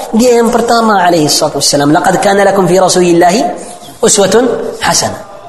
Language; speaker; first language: Malay; non-native, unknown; Arabic